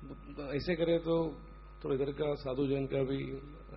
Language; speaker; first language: Hindi; non-native, local second language; Malayalam